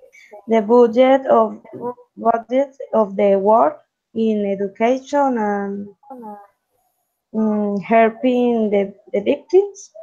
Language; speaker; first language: English; non-native, learner; Spanish